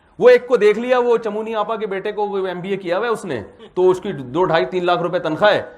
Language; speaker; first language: Urdu; native; Urdu